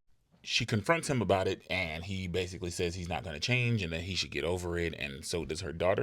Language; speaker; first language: English; native; English